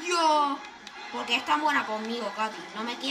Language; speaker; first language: Spanish; native; Spanish